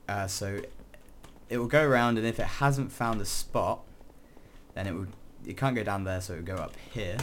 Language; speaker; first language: English; native; English